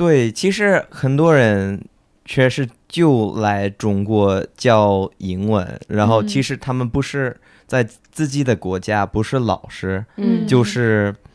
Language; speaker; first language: Chinese; non-native, fluent; English